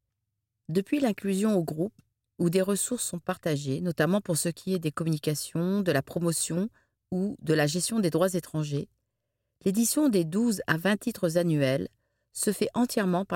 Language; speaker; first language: French; native; French